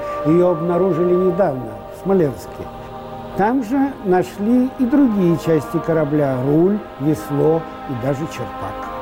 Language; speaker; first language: Russian; native; Russian